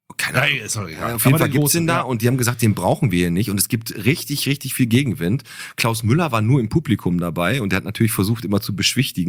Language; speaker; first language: German; native; German